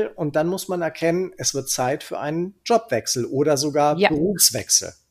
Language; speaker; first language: German; native; German